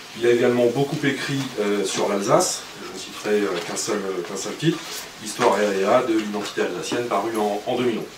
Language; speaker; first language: French; native; French